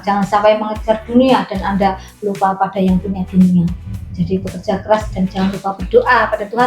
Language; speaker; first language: Indonesian; non-native, local second language; Javanese